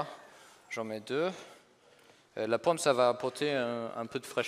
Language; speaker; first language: French; non-native, fluent; English